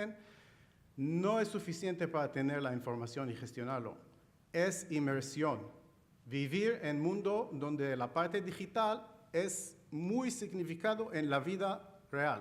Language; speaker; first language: Spanish; non-native, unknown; Chinese